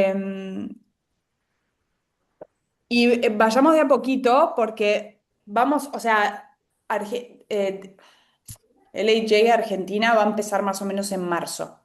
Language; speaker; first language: Spanish; native; Spanish